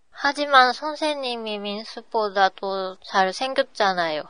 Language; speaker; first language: Korean; non-native, learner; Japanese